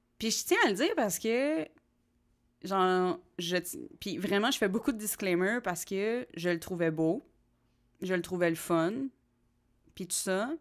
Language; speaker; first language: French; native; French